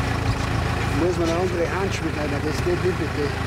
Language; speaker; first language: German; native; German